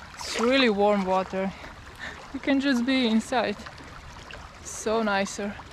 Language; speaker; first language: English; non-native, learner; Slovenian